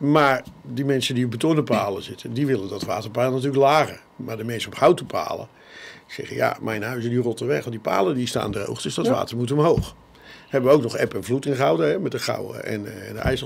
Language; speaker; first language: Dutch; native; Dutch